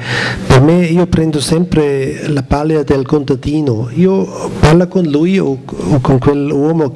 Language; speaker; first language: Italian; non-native, learner; German